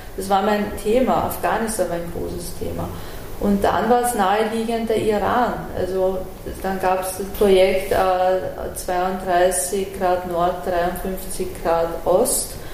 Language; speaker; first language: German; early bilingual, other home language; Persian